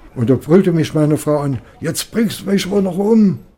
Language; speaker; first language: German; native; German